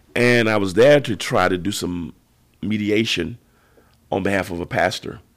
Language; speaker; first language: English; native; English